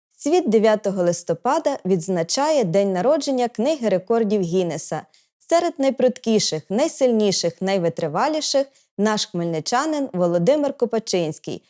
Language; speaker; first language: Ukrainian; native; Ukrainian